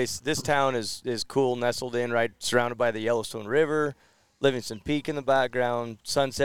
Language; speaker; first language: English; native; English